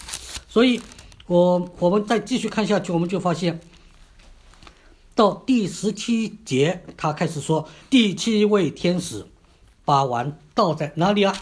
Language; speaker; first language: Chinese; native; Chinese